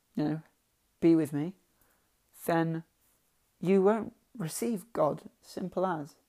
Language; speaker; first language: English; native; English